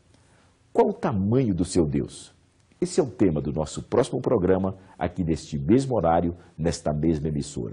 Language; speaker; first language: Portuguese; native; Portuguese